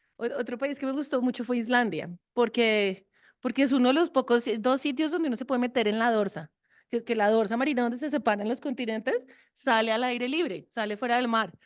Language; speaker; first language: Spanish; early bilingual, other home language; French